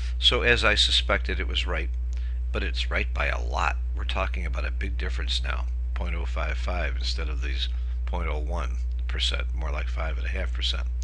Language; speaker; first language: English; native; English